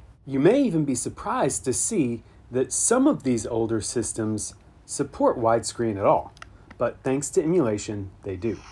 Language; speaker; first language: English; native; English